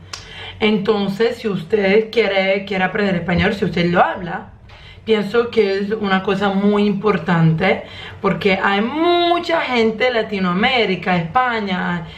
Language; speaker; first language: Spanish; non-native, fluent; Croatian